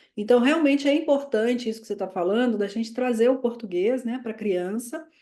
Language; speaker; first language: Portuguese; native; Portuguese